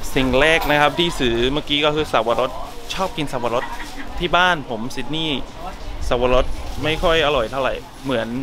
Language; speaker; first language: Thai; non-native, fluent; English